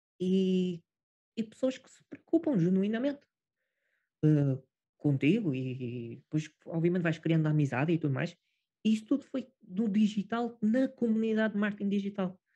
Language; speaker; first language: Portuguese; native; Portuguese